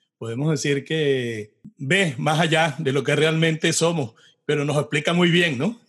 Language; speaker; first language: Spanish; native; Spanish